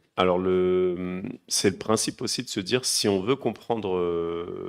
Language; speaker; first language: French; native; French